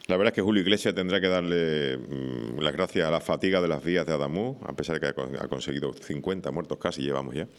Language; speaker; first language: Spanish; native; Spanish